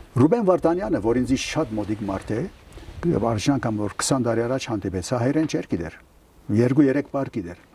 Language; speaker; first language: Armenian; early bilingual, heritage; Armenian